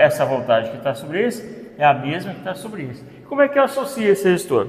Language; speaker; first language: Portuguese; native; Portuguese